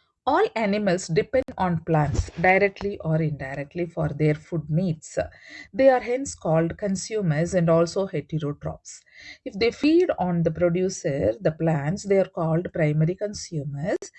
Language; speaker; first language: English; non-native, local second language; Tamil